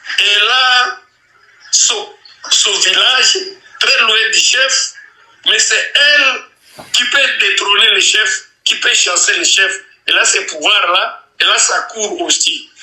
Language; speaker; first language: French; non-native, local second language; Nande